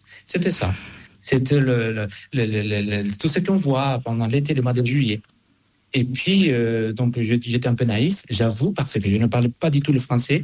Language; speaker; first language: French; non-native, fluent; Spanish